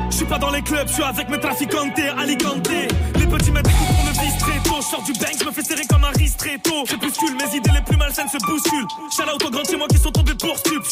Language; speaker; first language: French; native; French